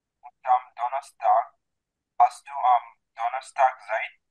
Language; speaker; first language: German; non-native, learner; Bangla